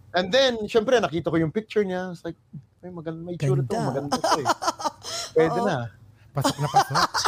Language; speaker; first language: English; native; English